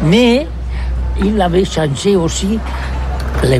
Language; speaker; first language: French; non-native, learner; Catalan